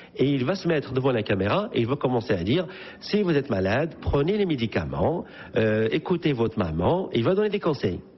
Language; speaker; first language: French; non-native, local second language; Arabic